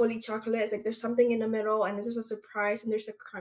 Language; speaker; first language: English; non-native, local second language; Aklanon